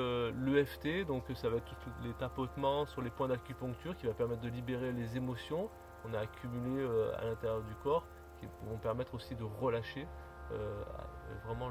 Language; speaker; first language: French; native; French